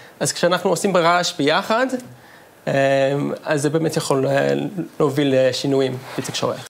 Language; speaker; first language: Hebrew; non-native, fluent; English